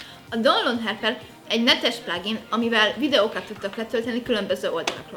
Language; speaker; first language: Hungarian; native; Hungarian